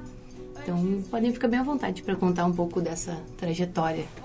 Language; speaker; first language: Portuguese; native; Portuguese